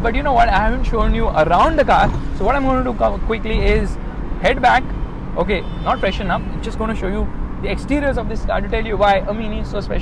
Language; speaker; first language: English; non-native, local second language; Hindi